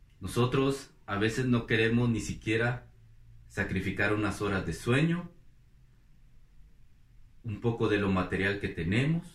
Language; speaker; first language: Spanish; native; Spanish